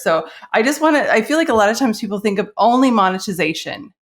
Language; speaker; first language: English; native; English